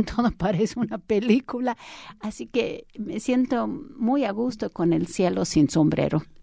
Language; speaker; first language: Spanish; early bilingual, heritage; English